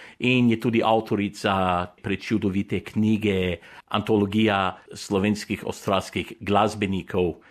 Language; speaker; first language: Slovenian; early bilingual, heritage; Slovenian